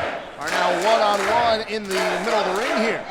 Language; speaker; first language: English; native; English